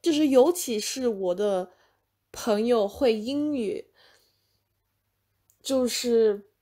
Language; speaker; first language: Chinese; non-native, fluent; English